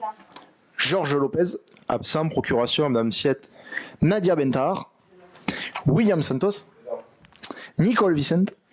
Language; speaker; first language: French; native; French